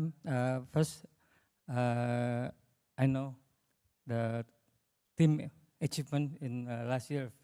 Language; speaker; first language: English; non-native, learner; Indonesian